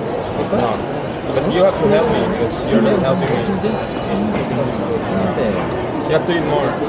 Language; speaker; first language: English; non-native, fluent; Spanish